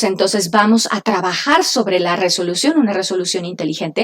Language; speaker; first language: Spanish; native; Spanish